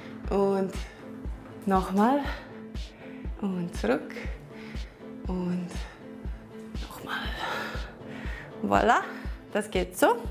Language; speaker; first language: German; non-native, learner; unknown